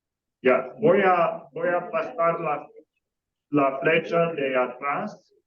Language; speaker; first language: Spanish; non-native, fluent; English